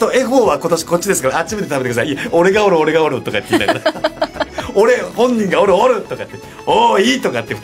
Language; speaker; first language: Japanese; native; Japanese